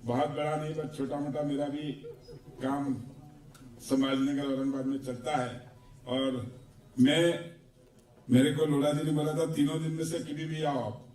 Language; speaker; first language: Hindi; non-native, local second language; Marathi